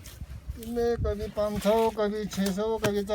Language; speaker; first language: Hindi; non-native, learner; Nepali